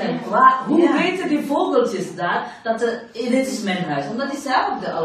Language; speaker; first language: Dutch; non-native, learner; Indonesian